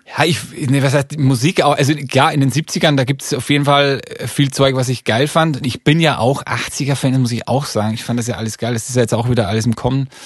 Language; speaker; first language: German; native; German